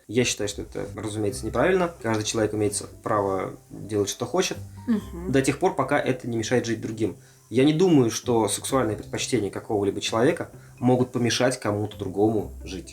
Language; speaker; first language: Russian; native; Russian